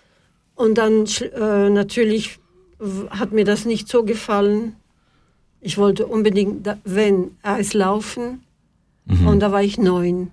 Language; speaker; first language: German; non-native, fluent; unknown